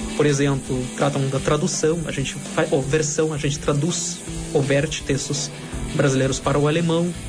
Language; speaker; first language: Portuguese; non-native, fluent; Russian